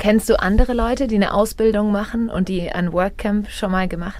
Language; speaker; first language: German; native; German